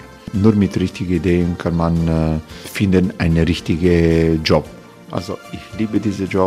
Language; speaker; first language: German; non-native, learner; Croatian